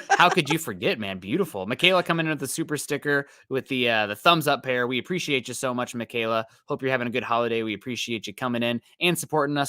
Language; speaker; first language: English; native; English